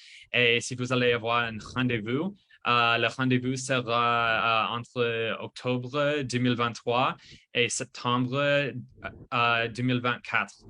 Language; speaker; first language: French; non-native, fluent; English